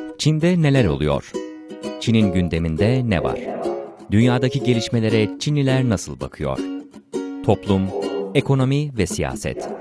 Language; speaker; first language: Turkish; non-native, local second language; Chinese